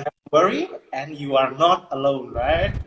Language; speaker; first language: English; non-native, fluent; Indonesian